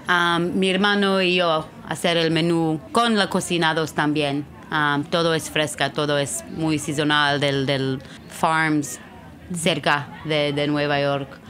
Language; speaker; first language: Spanish; non-native, learner; Hebrew